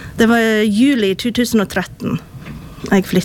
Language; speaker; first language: Norwegian; non-native, fluent; English